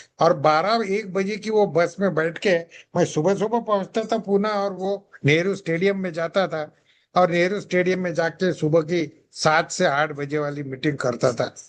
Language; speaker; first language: Hindi; non-native, local second language; Marathi